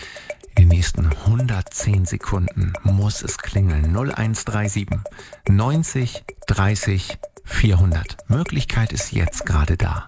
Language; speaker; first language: German; native; German